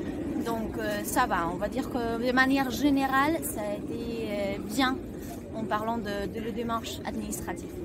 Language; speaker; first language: French; non-native, fluent; Spanish